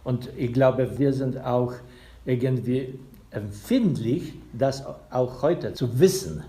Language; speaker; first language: German; non-native, fluent; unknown